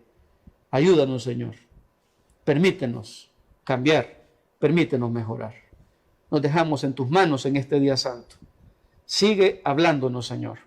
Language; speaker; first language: Spanish; native; Spanish